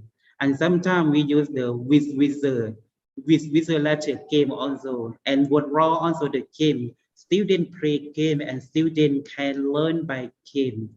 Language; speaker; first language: English; non-native, learner; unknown